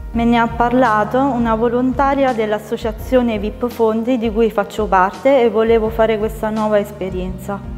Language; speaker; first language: Italian; native; Italian